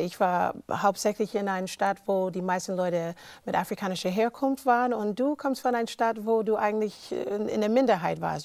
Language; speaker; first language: German; non-native, fluent; English